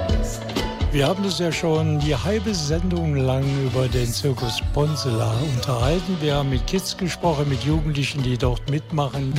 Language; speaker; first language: German; native; German